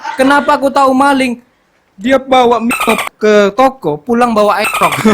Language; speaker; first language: Indonesian; non-native, local second language; Minangkabau